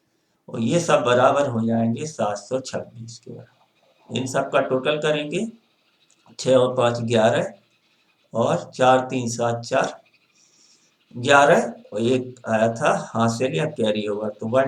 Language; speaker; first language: Hindi; native; Hindi